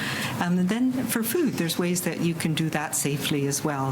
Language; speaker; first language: English; native; English